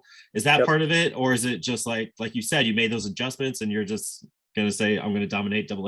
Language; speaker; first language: English; native; English